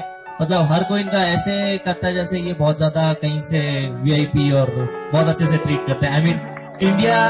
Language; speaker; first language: Hindi; native; Hindi